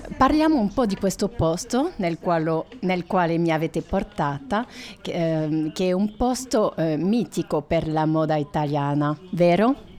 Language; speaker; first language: Italian; non-native, fluent; French